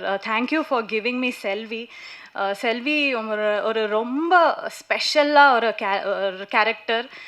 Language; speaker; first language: Tamil; non-native, learner; Kannada